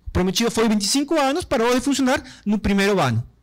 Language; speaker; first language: Portuguese; non-native, fluent; Spanish